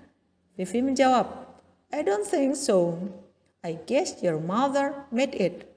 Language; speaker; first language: English; non-native, learner; Indonesian